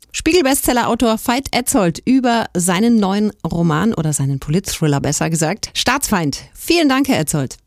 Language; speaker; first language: German; native; German